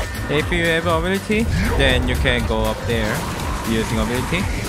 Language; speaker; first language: English; non-native, learner; Korean